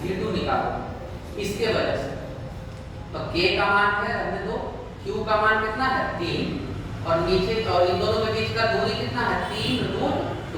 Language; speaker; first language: Hindi; native; Hindi